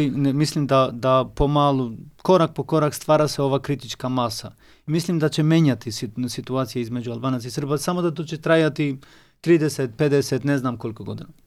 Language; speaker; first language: Serbian; non-native, fluent; Albanian